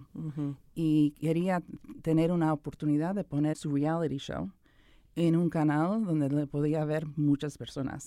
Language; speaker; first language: Spanish; early bilingual, other home language; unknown